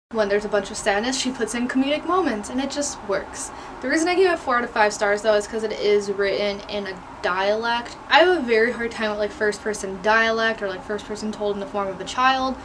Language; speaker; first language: English; native; English